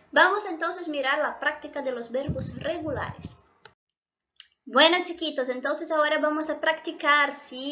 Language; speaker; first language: Spanish; non-native, fluent; Portuguese